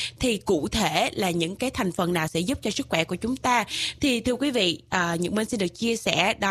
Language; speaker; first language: Vietnamese; native; Vietnamese